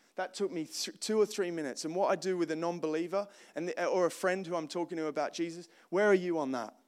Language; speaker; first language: English; native; English